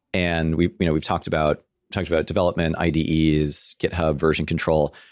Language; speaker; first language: English; native; English